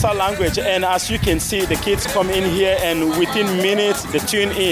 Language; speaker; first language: English; non-native, local second language; French